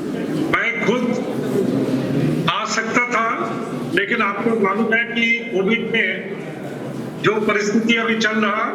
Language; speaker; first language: Hindi; non-native, local second language; Nepali